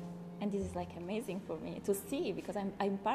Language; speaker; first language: English; non-native, learner; Italian